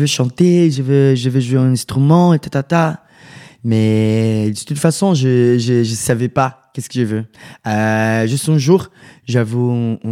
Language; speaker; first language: French; non-native, learner; Portuguese